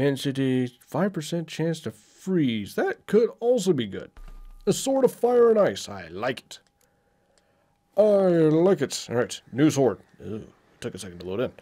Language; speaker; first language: English; native; English